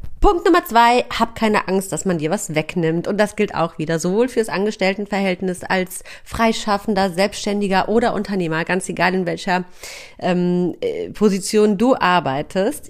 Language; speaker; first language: German; native; German